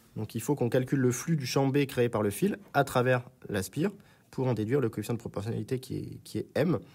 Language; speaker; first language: French; native; French